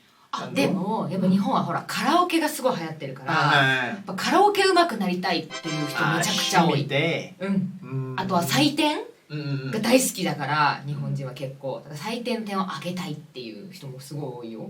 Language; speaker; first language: Japanese; native; Japanese